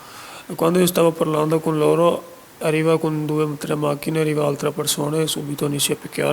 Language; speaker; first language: Italian; non-native, learner; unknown